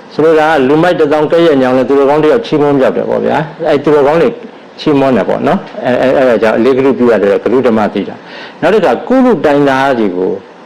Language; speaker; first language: Burmese; native; Burmese